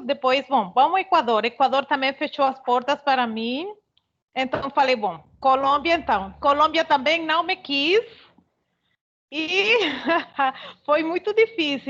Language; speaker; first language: Portuguese; non-native, fluent; Spanish